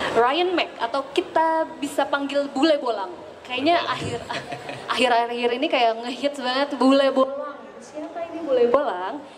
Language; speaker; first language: Indonesian; native; Indonesian